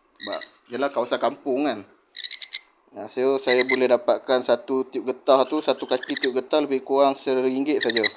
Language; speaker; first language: Malay; native; Malay